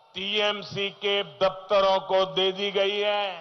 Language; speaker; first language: Hindi; non-native, local second language; Gujarati